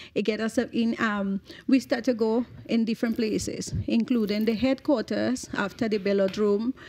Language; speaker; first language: English; non-native, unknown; Spanish